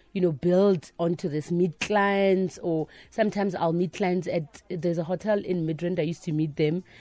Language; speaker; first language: English; non-native, local second language; Northern Sotho